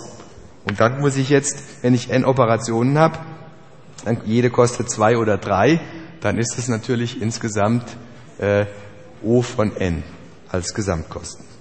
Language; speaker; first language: German; native; German